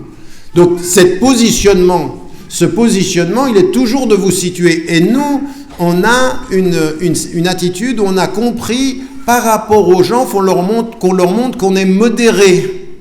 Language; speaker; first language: French; native; French